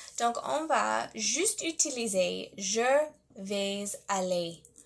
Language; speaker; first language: French; non-native, learner; English